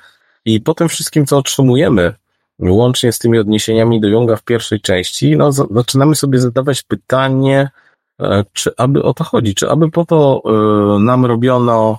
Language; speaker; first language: Polish; native; Polish